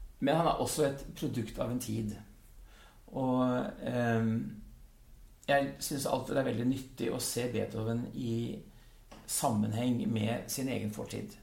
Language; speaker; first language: Norwegian; early bilingual, other home language; Dutch